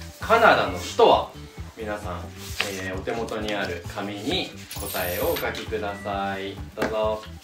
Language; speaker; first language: Japanese; native; Japanese